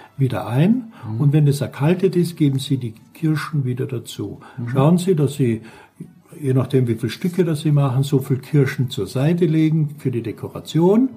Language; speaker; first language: German; native; German